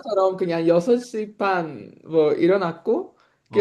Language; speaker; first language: Korean; non-native, fluent; Spanish